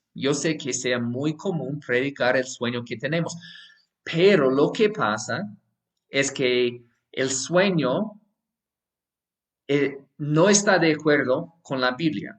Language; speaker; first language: Spanish; non-native, fluent; English